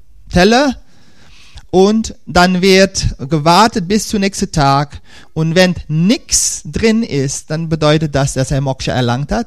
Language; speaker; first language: German; non-native, fluent; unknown